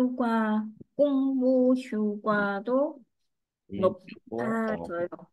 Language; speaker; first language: Korean; non-native, learner; Vietnamese